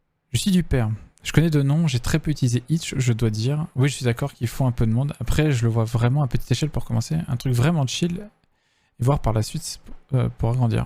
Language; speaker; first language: French; native; French